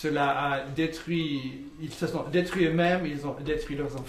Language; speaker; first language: French; native; French